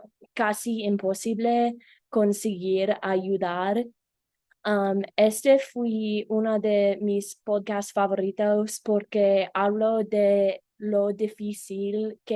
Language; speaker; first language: Spanish; non-native, learner; English